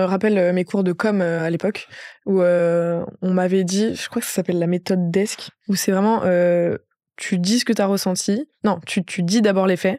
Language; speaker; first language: French; native; French